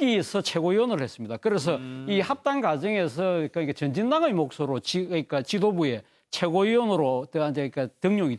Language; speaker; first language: Korean; native; Korean